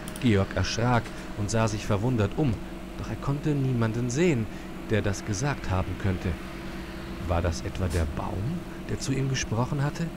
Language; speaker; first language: German; native; German